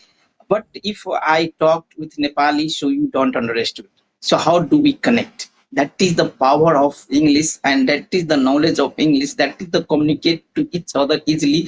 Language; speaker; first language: English; non-native, learner; Maithili